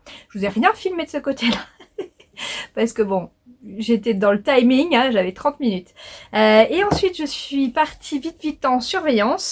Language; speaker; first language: French; native; French